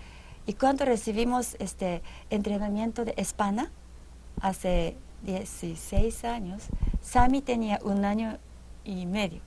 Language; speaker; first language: Spanish; non-native, fluent; Japanese